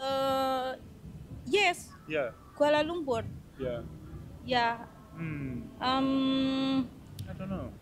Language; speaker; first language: English; non-native, learner; Indonesian